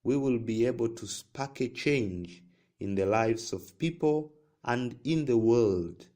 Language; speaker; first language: English; non-native, local second language; Swahili